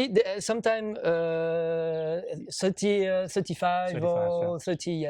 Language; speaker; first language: English; non-native, learner; French